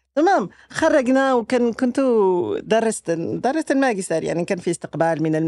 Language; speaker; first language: Arabic; non-native, fluent; French